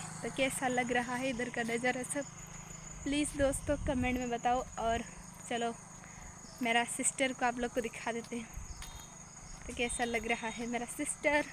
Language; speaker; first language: Hindi; non-native, local second language; Santali